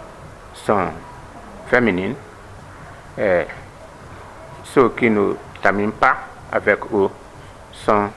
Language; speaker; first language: French; non-native, learner; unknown